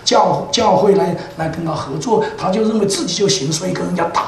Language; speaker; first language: Chinese; native; Chinese